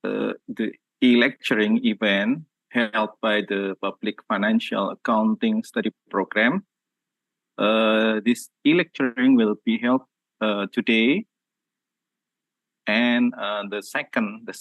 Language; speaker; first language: English; non-native, learner; Indonesian